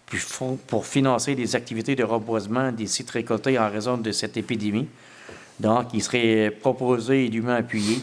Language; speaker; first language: French; native; French